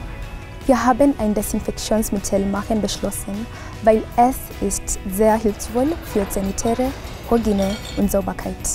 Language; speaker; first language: German; non-native, learner; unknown